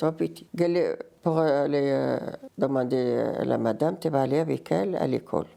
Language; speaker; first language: French; non-native, learner; Riffian